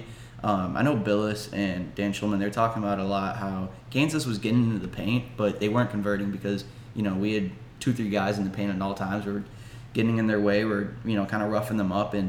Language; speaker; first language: English; native; English